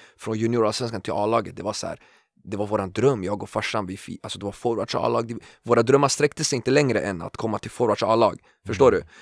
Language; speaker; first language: Swedish; early bilingual, other home language; Kurdish